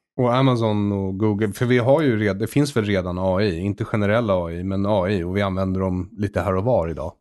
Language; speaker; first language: Swedish; native; Swedish